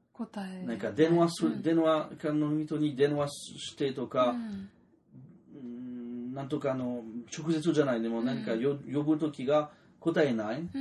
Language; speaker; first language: Japanese; non-native, learner; French